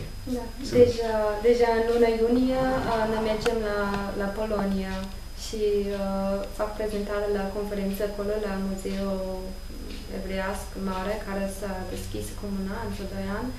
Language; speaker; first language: Romanian; non-native, learner; English